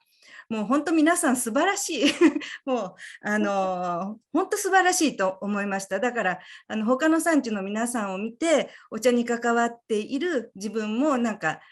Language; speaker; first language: Japanese; native; Japanese